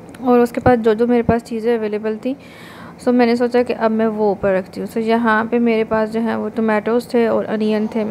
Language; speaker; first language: Urdu; native; Urdu